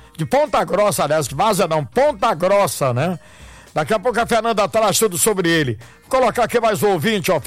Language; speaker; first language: Portuguese; native; Portuguese